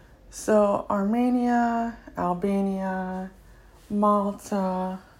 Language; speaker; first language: English; native; English